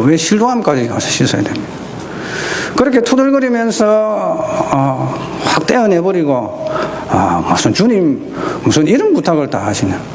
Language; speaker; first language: Korean; native; Korean